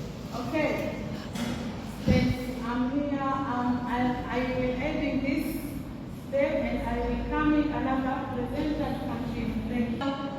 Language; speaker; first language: English; non-native, local second language; Swahili